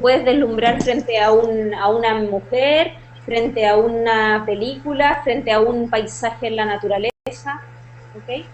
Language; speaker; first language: Spanish; native; Spanish